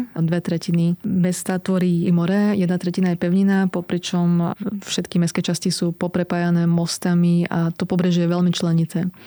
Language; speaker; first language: Slovak; native; Slovak